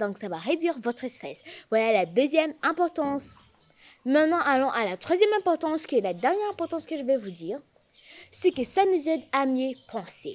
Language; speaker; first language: French; non-native, local second language; Kinyarwanda